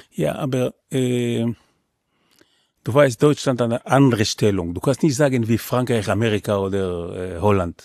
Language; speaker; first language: German; non-native, fluent; Hebrew